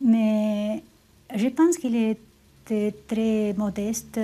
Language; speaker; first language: French; non-native, fluent; Spanish